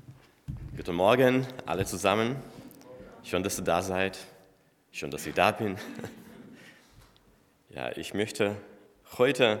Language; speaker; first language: German; non-native, fluent; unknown